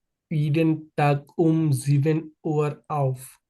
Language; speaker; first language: German; non-native, learner; Bangla